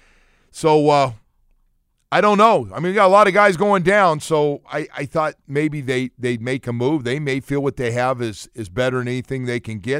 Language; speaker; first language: English; native; English